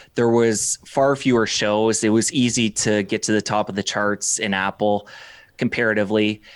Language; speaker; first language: English; native; English